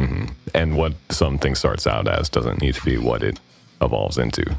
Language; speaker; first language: English; native; English